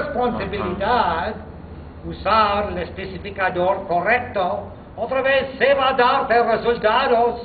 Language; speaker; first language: Spanish; non-native, fluent; English